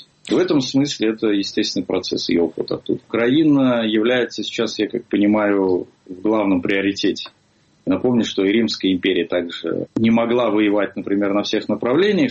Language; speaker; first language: Russian; native; Russian